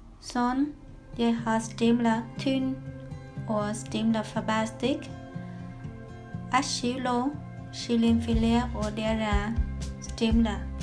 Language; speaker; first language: Norwegian; non-native, learner; Vietnamese